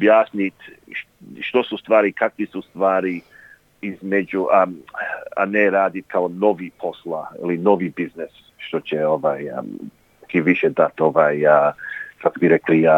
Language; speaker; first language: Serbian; early bilingual, heritage; English